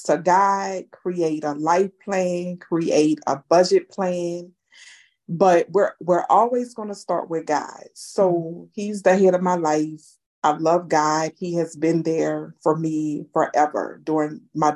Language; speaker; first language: English; native; English